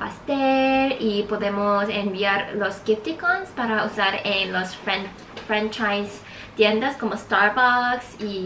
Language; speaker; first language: Spanish; non-native, learner; Korean